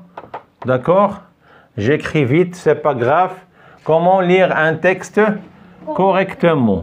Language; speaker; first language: French; non-native, fluent; Arabic